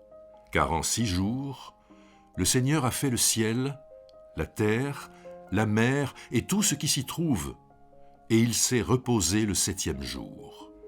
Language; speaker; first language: French; native; French